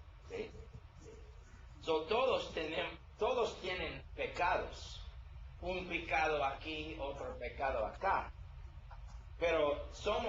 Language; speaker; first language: Spanish; non-native, learner; English